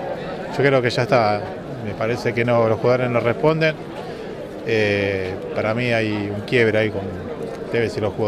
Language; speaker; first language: Spanish; native; Spanish